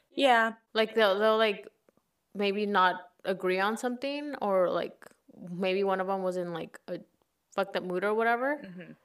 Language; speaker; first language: English; early bilingual, other home language; Spanish